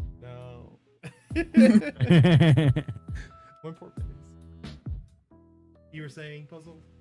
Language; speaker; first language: English; native; English